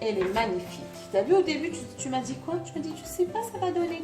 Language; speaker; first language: French; non-native, local second language; Arabic